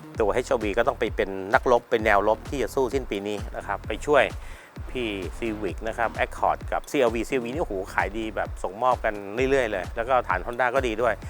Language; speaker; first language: Thai; native; Thai